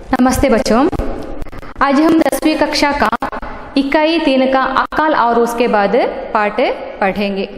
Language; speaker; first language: Hindi; non-native, local second language; Malayalam